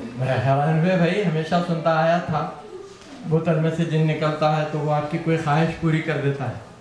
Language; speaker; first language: Urdu; native; Urdu